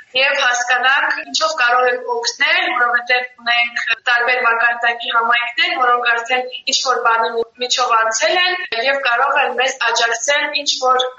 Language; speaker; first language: Armenian; early bilingual, heritage; Armenian